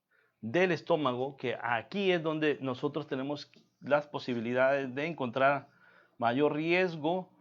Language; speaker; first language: Spanish; native; Spanish